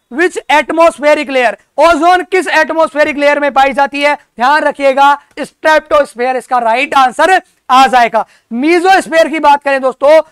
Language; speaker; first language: Hindi; native; Hindi